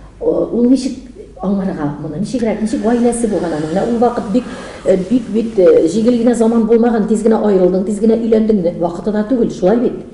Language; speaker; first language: Tatar; native; Tatar